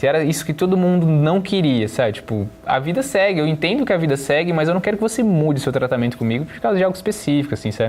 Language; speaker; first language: Portuguese; native; Portuguese